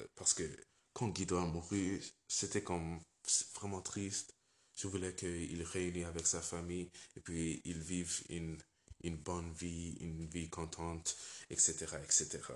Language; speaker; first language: French; non-native, learner; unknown